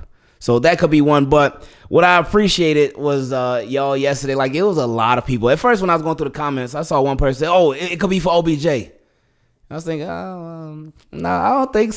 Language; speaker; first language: English; native; English